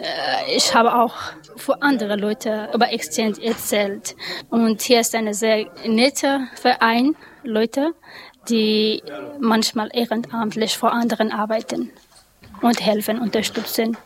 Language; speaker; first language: German; non-native, learner; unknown